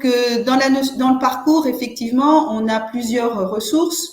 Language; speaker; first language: French; native; French